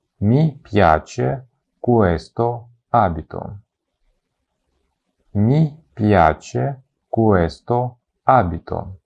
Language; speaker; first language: Italian; non-native, fluent; Ukrainian